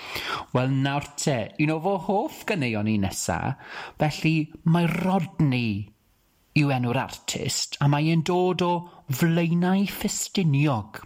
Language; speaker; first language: Welsh; native; Welsh